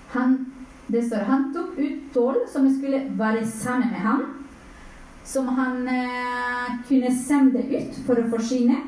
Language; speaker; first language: Norwegian; non-native, fluent; Spanish